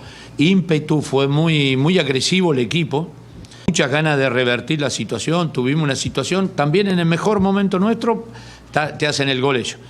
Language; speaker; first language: Spanish; native; Spanish